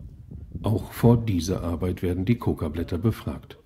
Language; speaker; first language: German; native; German